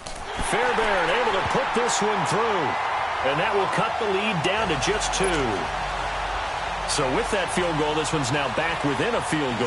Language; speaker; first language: English; native; English